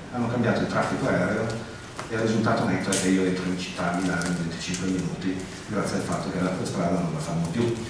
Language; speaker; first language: Italian; early bilingual, heritage; Italian